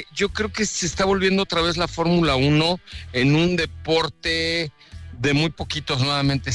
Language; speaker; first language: Spanish; native; Spanish